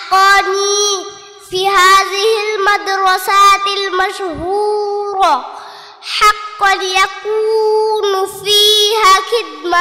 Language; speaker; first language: Arabic; non-native, learner; Bangla